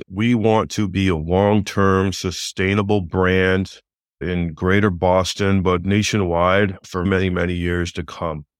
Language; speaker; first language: English; native; English